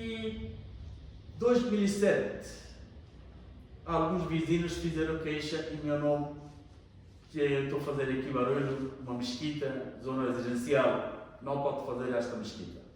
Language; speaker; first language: Portuguese; non-native, learner; Bangla